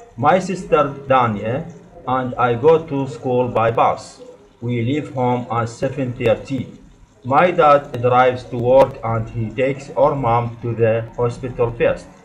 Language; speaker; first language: English; non-native, learner; Arabic